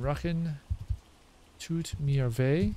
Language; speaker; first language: German; non-native, learner; English